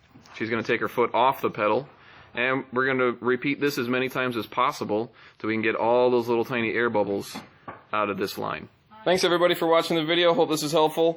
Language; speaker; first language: English; native; English